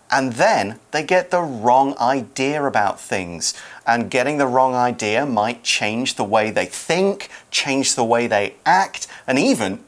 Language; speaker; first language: English; native; English